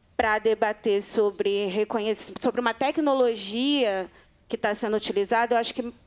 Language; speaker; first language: Portuguese; native; Portuguese